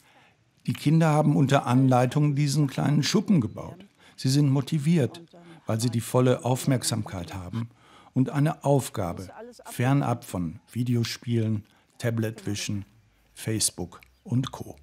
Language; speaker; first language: German; native; German